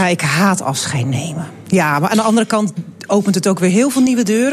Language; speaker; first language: Dutch; native; Dutch